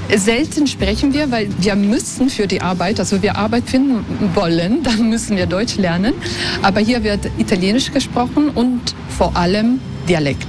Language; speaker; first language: German; non-native, local second language; Italian